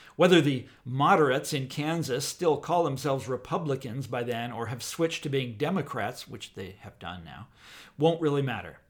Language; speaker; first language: English; native; English